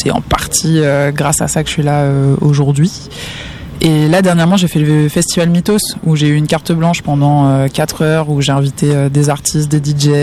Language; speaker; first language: French; native; French